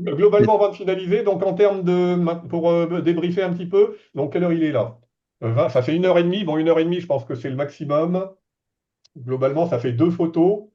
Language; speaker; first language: French; native; French